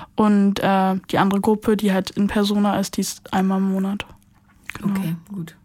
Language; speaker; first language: German; native; German